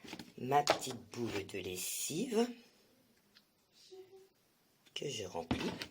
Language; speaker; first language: French; native; French